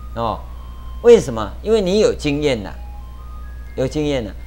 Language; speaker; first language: Chinese; native; Chinese